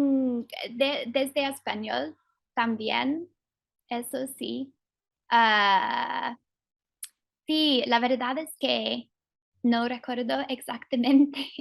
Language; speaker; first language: Spanish; non-native, fluent; English